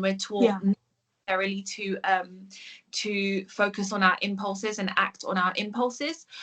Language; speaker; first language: English; native; English